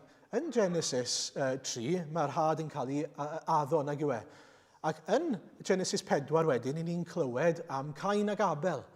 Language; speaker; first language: Welsh; native; Welsh